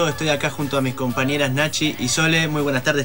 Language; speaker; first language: Spanish; native; Spanish